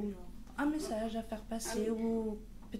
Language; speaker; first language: French; non-native, local second language; Arabic